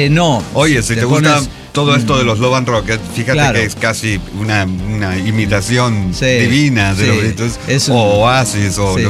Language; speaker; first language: Spanish; native; Spanish